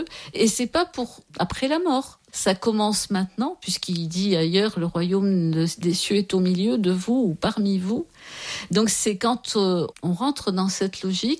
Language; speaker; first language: French; native; French